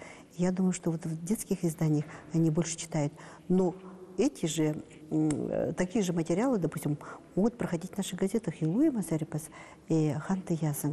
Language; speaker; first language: Russian; non-native, local second language; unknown